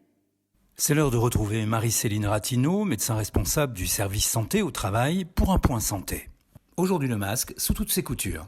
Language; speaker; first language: French; native; French